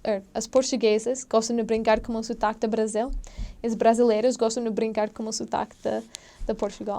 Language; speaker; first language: Portuguese; non-native, fluent; English